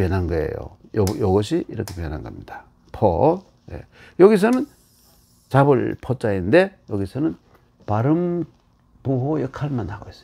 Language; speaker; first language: Korean; native; Korean